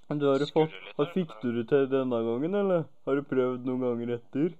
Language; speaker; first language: Norwegian; native; Norwegian